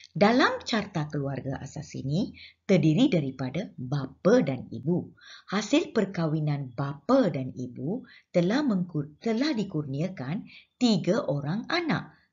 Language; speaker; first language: Malay; non-native, local second language; Tamil